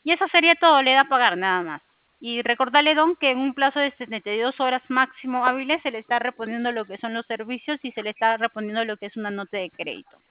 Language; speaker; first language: Spanish; native; Spanish